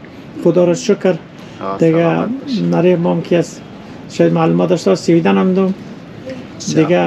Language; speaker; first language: Persian; native; Persian